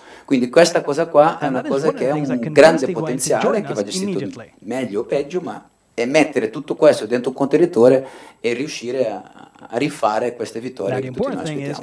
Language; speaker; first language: Italian; non-native, fluent; Spanish